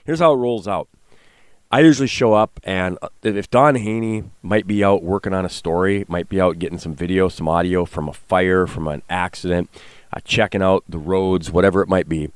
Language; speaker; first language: English; native; English